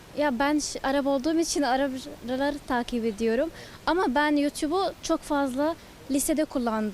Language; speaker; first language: Turkish; non-native, learner; Arabic